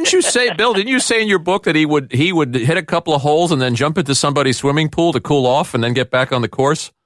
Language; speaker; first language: English; native; English